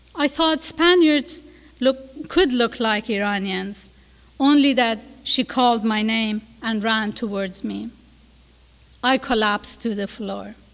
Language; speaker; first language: English; non-native, fluent; Persian